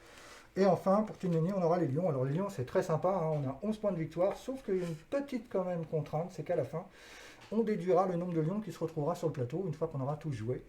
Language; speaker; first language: French; native; French